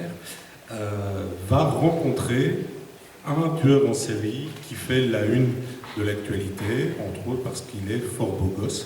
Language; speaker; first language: French; native; French